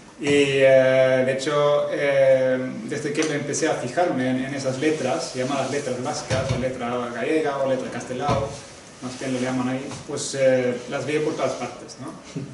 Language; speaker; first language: Spanish; non-native, fluent; Swedish